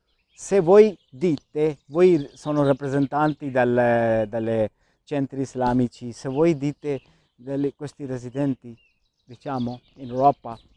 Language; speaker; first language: Italian; non-native, learner; Urdu